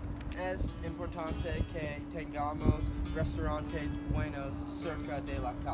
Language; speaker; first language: Spanish; non-native, learner; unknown